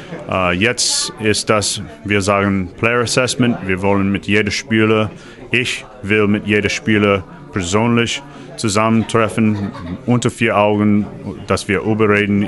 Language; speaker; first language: German; non-native, learner; English